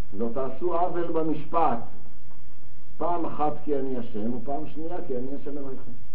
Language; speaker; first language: Hebrew; native; Hebrew